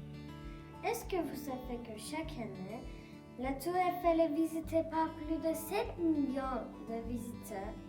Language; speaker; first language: French; non-native, learner; Turkish